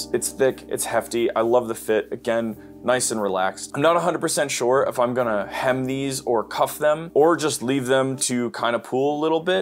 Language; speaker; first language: English; native; English